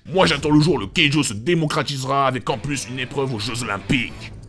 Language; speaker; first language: French; native; French